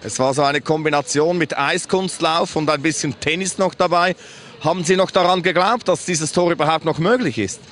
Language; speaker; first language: German; native; German